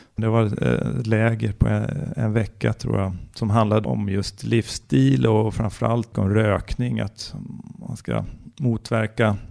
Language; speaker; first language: Swedish; native; Swedish